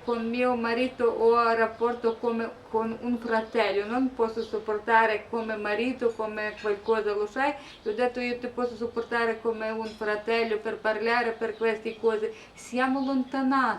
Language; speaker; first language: Italian; non-native, learner; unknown